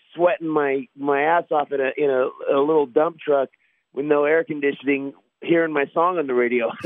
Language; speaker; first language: English; native; English